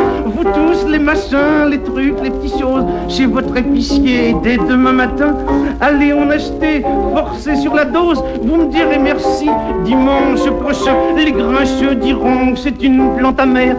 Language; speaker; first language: French; native; French